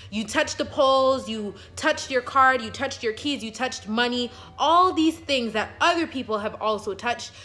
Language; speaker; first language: English; native; English